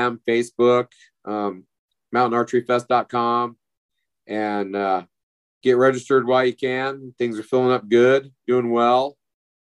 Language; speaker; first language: English; native; English